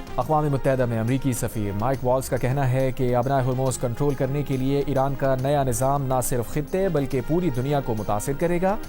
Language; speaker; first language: Urdu; native; Urdu